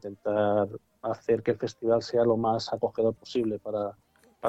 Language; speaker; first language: Spanish; native; Spanish